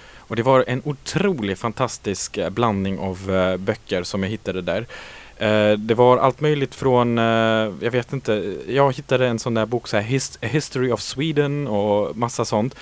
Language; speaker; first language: Swedish; native; Swedish